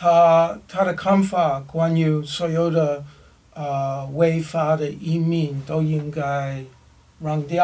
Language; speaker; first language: Chinese; non-native, learner; English